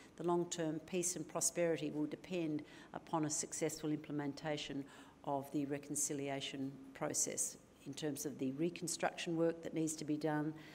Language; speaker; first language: English; native; English